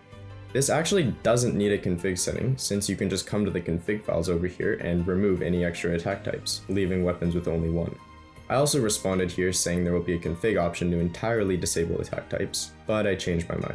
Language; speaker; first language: English; native; English